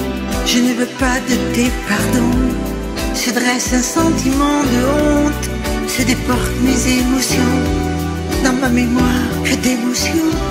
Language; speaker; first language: French; native; French